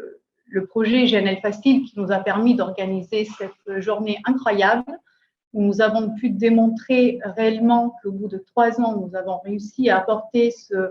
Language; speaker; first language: French; native; French